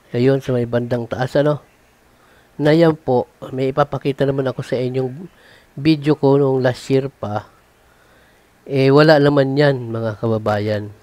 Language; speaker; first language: Filipino; native; Filipino